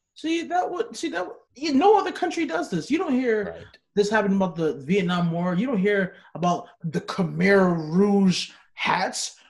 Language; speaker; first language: English; native; English